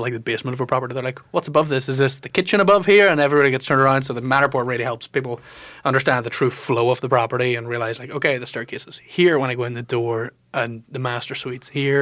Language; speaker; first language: English; native; English